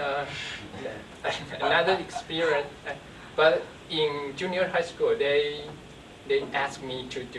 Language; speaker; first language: English; non-native, learner; Chinese